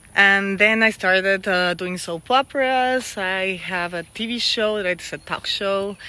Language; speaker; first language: English; non-native, fluent; Spanish